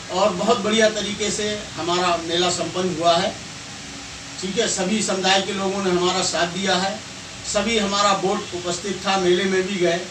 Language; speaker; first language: Hindi; native; Hindi